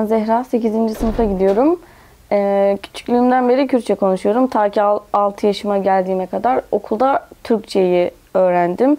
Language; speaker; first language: Turkish; non-native, local second language; Kurdish